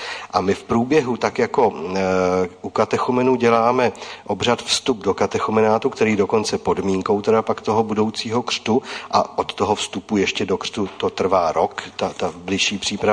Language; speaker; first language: Czech; native; Czech